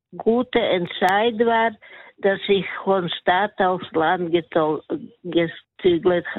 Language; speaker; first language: German; non-native, fluent; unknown